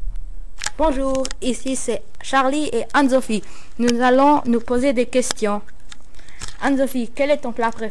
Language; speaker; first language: French; non-native, local second language; Luxembourgish